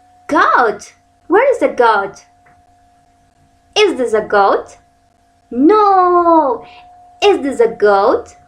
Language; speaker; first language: English; non-native, learner; Spanish